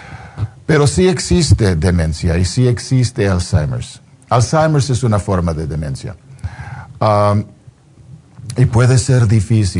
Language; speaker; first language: Spanish; non-native, fluent; English